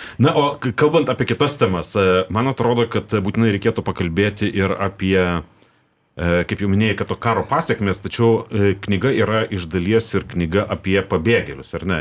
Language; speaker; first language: Lithuanian; native; Lithuanian